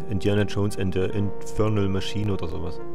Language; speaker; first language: German; native; German